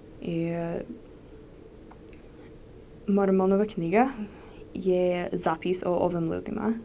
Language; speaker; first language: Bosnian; non-native, learner; English